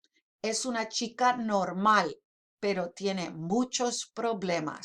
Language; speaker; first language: Spanish; non-native, fluent; English